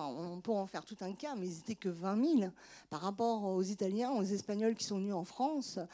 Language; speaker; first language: French; native; French